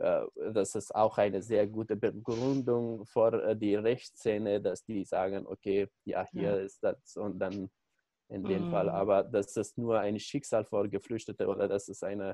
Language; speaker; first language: German; non-native, learner; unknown